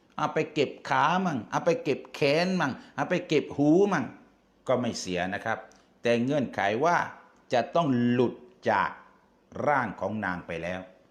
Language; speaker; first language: Thai; non-native, local second language; Malay